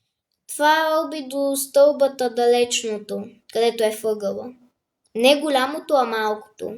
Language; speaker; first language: Bulgarian; native; Bulgarian